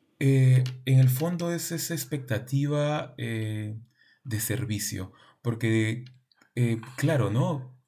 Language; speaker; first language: Spanish; native; Spanish